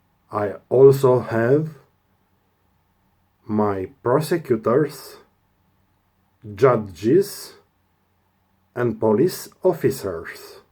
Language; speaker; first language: English; non-native, learner; Romanian